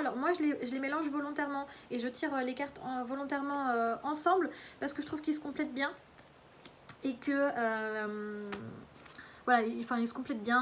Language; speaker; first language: French; native; French